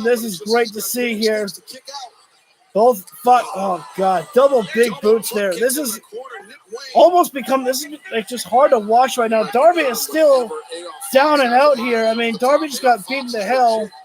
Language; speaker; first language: English; native; English